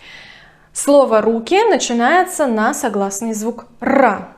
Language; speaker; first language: Russian; native; Russian